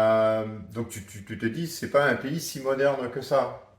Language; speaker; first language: French; native; French